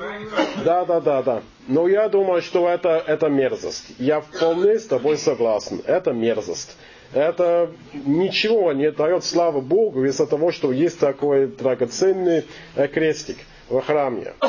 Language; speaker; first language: Russian; non-native, fluent; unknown